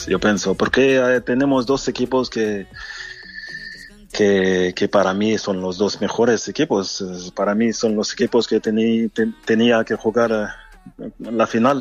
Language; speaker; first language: Spanish; non-native, fluent; French